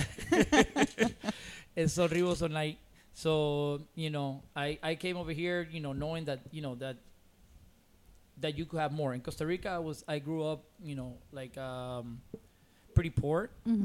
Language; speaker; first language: English; non-native, fluent; Spanish